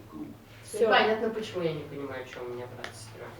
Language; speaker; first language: Russian; native; Russian